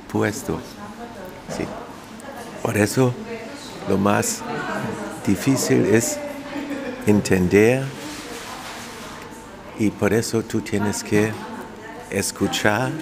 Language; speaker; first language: Spanish; non-native, fluent; German